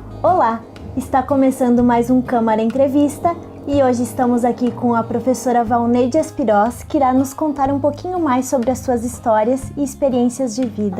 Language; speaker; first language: Portuguese; native; Portuguese